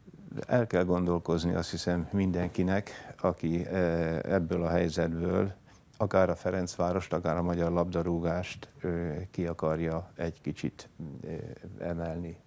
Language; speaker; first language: Hungarian; native; Hungarian